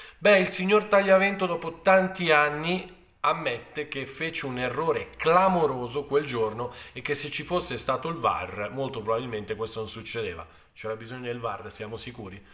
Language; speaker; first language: Italian; native; Italian